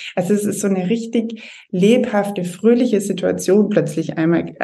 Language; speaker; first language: German; native; German